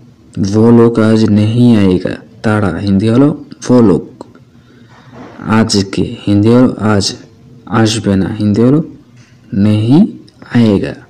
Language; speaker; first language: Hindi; non-native, learner; Bangla